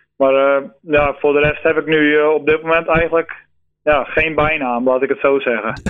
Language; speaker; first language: Dutch; non-native, local second language; Western Frisian